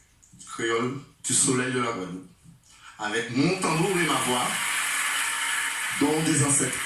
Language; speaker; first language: French; native; French